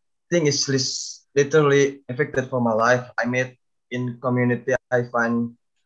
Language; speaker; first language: English; non-native, learner; Indonesian